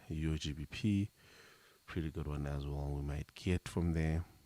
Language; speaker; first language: English; native; English